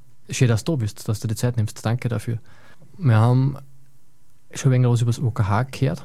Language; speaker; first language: German; native; German